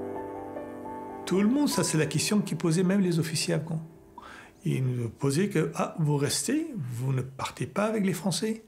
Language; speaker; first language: French; non-native, fluent; Persian